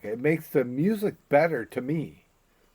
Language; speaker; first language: English; native; English